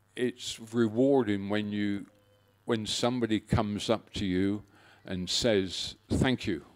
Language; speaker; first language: English; native; English